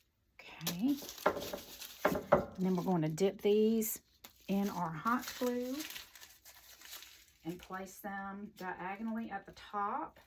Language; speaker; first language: English; native; English